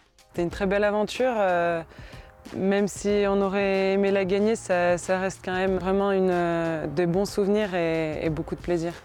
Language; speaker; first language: French; native; French